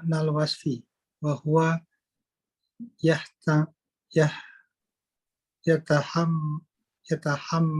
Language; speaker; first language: Arabic; non-native, learner; Indonesian